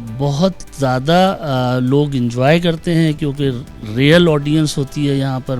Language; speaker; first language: Hindi; native; Hindi